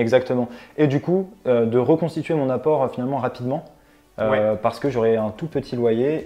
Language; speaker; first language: French; native; French